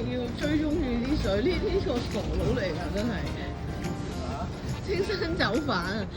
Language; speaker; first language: Cantonese; native; Cantonese